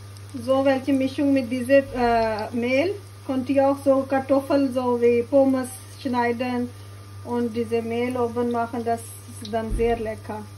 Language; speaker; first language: German; non-native, learner; Urdu